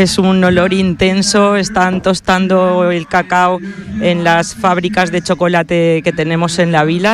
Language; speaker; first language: Spanish; native; Spanish